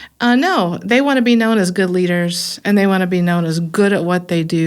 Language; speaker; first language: English; native; English